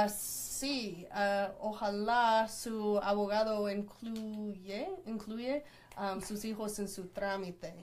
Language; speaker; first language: Spanish; non-native, fluent; English